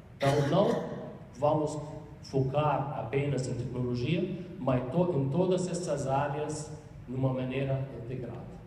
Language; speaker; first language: Portuguese; non-native, fluent; Arabic